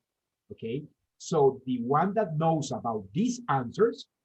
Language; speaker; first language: English; non-native, fluent; Spanish